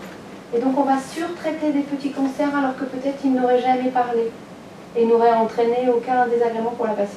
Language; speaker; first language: French; native; French